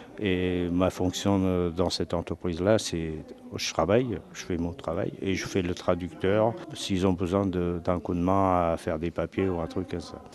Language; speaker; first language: French; early bilingual, other home language; Portuguese